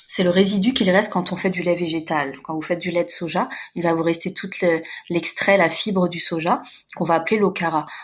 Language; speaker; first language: French; native; French